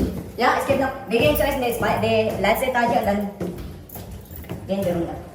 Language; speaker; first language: German; non-native, learner; Filipino